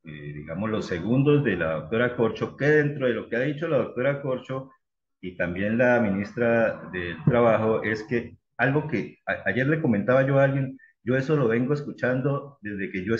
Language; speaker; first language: Spanish; native; Spanish